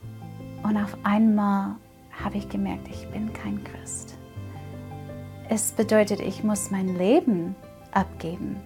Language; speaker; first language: German; non-native, fluent; English